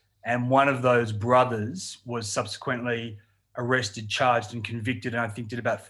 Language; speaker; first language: English; native; English